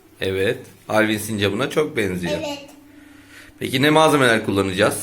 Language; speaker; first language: Turkish; native; Turkish